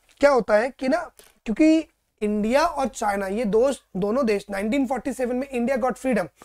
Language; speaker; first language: Hindi; native; Hindi